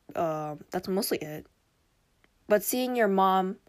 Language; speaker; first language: English; early bilingual, other home language; Korean